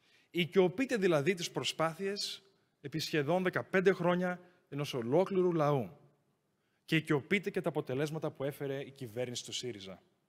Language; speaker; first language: Greek; native; Greek